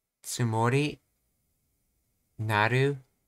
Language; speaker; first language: Japanese; non-native, learner; English